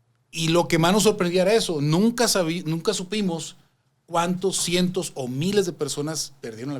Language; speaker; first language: Spanish; native; Spanish